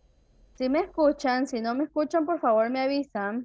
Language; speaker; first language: Spanish; native; Spanish